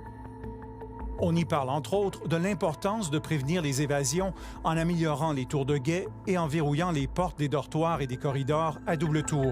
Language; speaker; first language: French; native; French